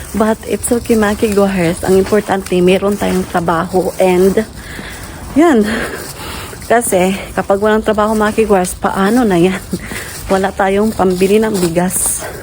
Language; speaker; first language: Filipino; non-native, local second language; Cebuano